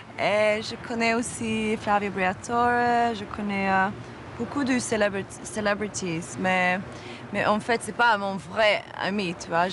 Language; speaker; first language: French; non-native, fluent; Swedish